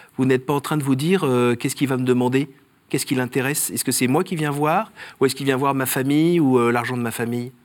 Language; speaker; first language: French; native; French